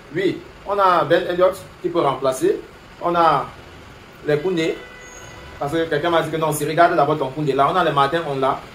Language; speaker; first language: French; native; French